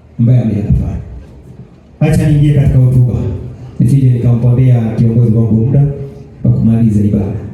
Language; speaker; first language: Swahili; native; Swahili